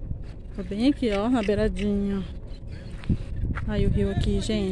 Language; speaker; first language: Portuguese; native; Portuguese